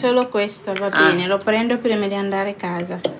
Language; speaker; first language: Italian; non-native, learner; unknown